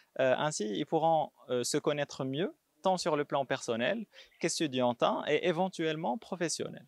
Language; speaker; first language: French; non-native, local second language; Arabic